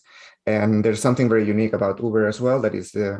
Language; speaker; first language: English; non-native, fluent; Spanish